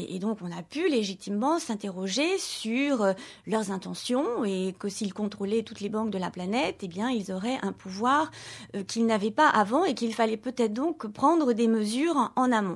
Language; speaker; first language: French; native; French